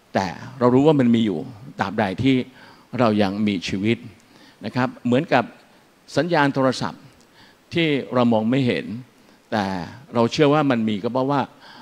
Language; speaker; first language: Thai; native; Thai